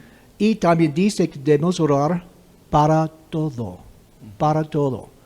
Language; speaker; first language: Spanish; non-native, fluent; English